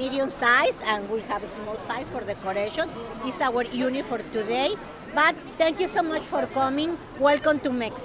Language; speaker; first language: English; non-native, fluent; Spanish